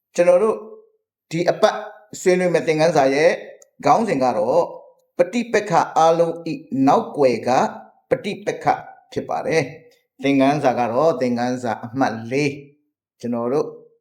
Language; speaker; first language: Burmese; non-native, local second language; S'gaw Karen